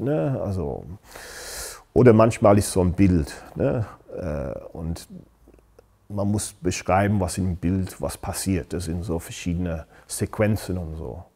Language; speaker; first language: German; non-native, fluent; English